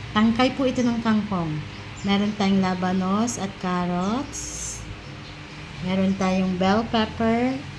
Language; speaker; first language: Filipino; non-native, local second language; Bikol